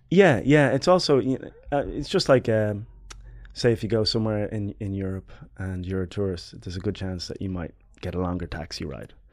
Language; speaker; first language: English; native; English